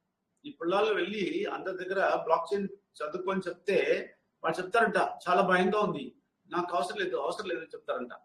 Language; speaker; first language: Telugu; non-native, local second language; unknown